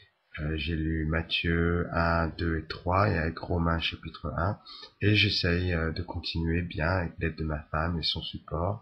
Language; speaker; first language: French; native; French